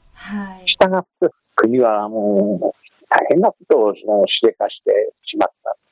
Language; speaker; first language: Japanese; native; Japanese